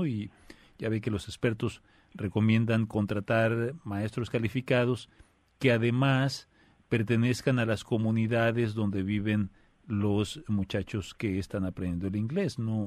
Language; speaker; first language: Spanish; native; Spanish